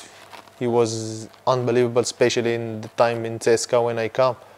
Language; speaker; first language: English; non-native, fluent; Hebrew